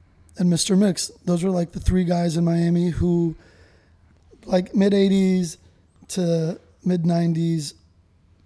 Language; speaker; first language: English; native; English